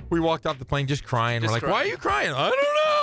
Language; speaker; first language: English; native; English